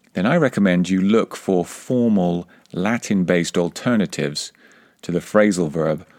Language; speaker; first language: English; native; English